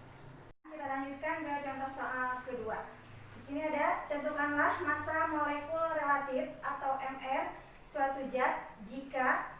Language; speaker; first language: Indonesian; native; Indonesian